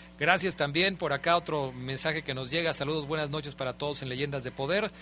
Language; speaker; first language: Spanish; native; Spanish